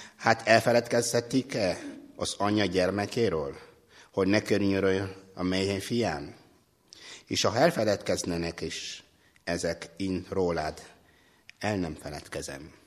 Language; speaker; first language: Hungarian; non-native, fluent; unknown